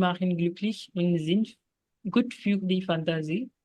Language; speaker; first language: German; non-native, fluent; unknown